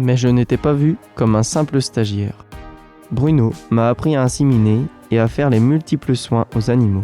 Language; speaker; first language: French; native; French